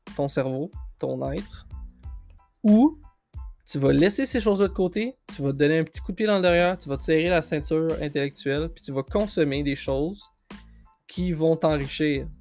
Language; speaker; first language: French; native; French